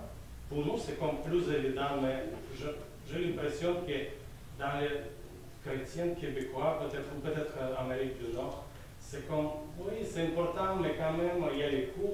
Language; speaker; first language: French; non-native, fluent; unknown